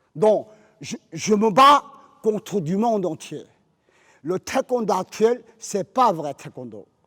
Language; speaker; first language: French; non-native, fluent; Korean